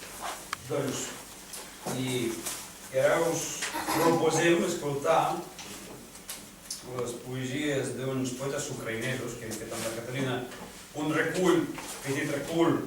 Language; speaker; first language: Catalan; non-native, fluent; Ukrainian